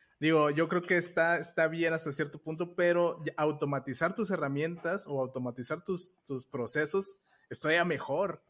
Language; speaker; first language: Spanish; native; Spanish